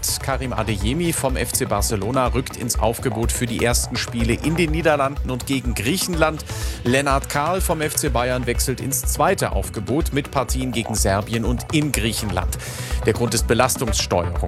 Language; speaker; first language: German; native; German